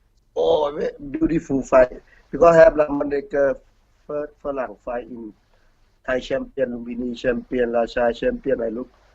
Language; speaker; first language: English; non-native, learner; Thai